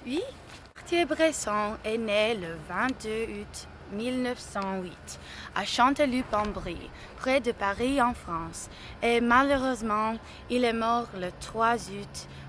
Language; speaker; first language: French; non-native, learner; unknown